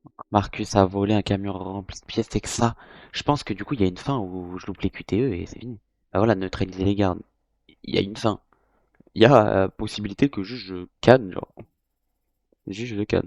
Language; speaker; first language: French; native; French